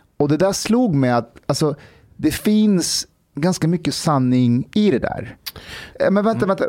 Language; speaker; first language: Swedish; early bilingual, other home language; Persian